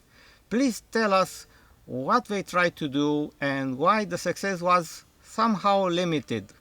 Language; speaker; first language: English; non-native, fluent; Romanian